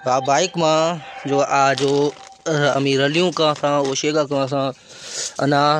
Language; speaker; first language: Urdu; non-native, local second language; Gujarati